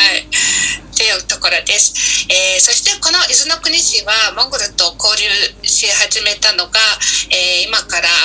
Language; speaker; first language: Japanese; non-native, fluent; Mongolian